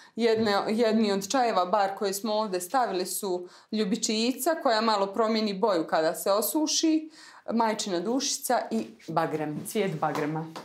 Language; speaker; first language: Serbian; native; Serbian